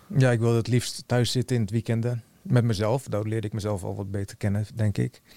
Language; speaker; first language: Dutch; early bilingual, other home language; Bosnian